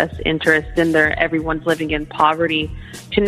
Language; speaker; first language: English; native; English